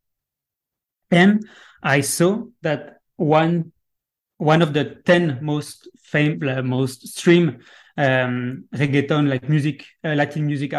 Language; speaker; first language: English; non-native, fluent; French